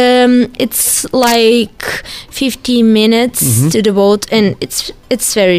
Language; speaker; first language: English; non-native, learner; Portuguese